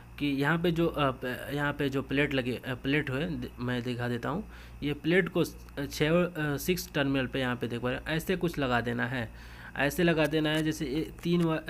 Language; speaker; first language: Hindi; native; Hindi